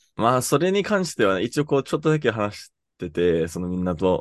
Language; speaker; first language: Japanese; non-native, fluent; English